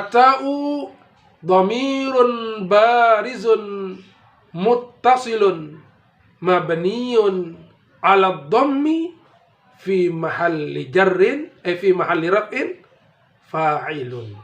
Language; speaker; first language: Arabic; non-native, fluent; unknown